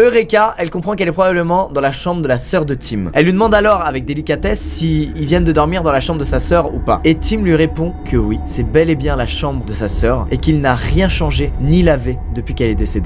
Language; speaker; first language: French; native; French